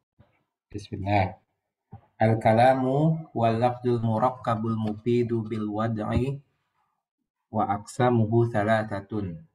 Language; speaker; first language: Arabic; non-native, learner; Indonesian